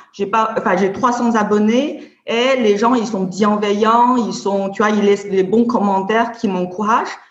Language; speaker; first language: French; non-native, fluent; Chinese